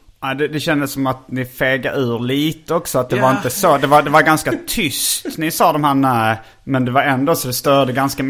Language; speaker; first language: Swedish; native; Swedish